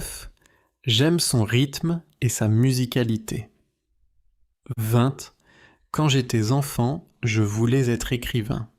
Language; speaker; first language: French; native; French